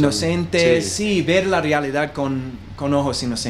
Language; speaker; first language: Spanish; non-native, learner; English